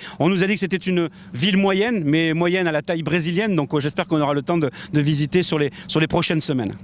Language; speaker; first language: French; native; French